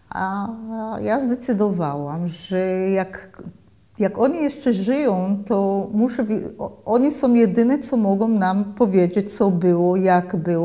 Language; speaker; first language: Polish; early bilingual, heritage; Polish